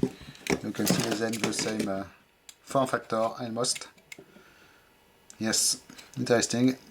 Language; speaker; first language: English; non-native, fluent; French